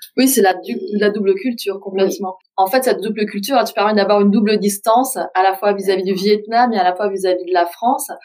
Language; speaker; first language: French; early bilingual, other home language; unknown